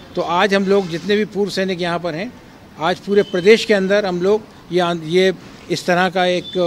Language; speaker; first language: Hindi; native; Hindi